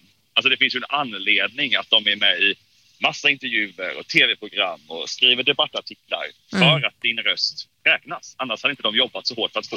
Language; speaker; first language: Swedish; native; Swedish